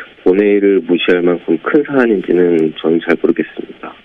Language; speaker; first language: Korean; native; Korean